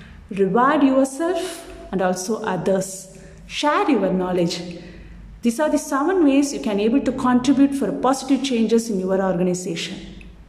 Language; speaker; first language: English; non-native, local second language; Tamil